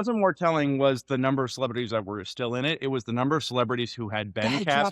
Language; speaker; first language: English; native; English